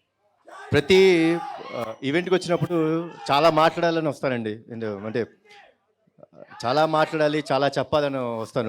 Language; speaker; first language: Telugu; native; Telugu